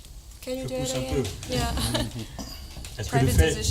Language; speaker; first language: French; native; French